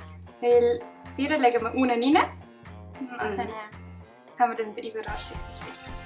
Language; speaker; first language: German; native; German